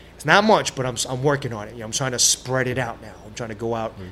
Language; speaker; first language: English; native; English